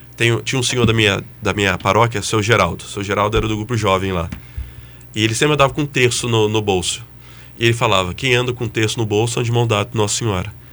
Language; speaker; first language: Portuguese; native; Portuguese